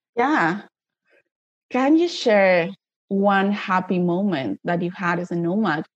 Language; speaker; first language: English; non-native, fluent; Spanish